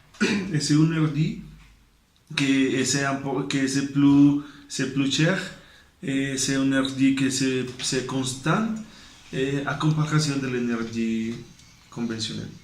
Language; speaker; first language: French; non-native, learner; Spanish